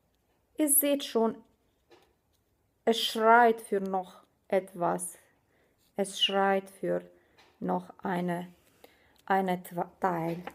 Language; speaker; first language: German; non-native, fluent; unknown